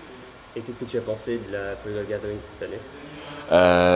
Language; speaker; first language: French; native; French